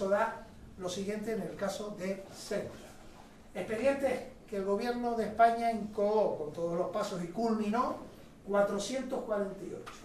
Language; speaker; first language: Spanish; native; Spanish